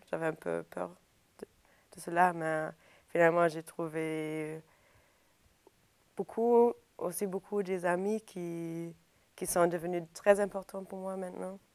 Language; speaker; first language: French; non-native, fluent; German